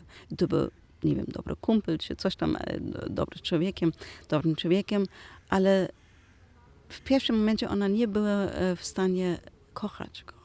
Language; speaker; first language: Polish; non-native, learner; German